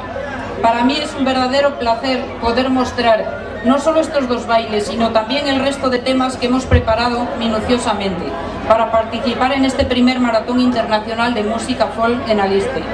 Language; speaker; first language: Spanish; native; Spanish